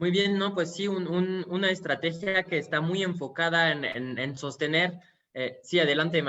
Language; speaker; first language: Spanish; native; Spanish